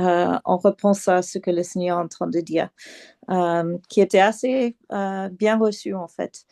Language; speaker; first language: French; non-native, fluent; English